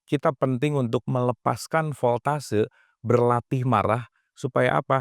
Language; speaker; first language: Indonesian; native; Indonesian